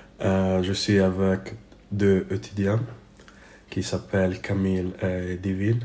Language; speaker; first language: French; non-native, fluent; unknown